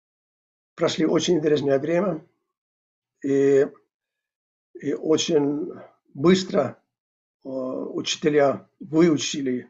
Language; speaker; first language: Russian; non-native, fluent; Finnish